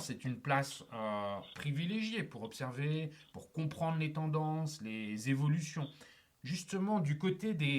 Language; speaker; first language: French; native; French